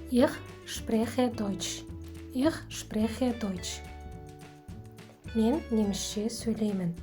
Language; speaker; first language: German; non-native, fluent; Kazakh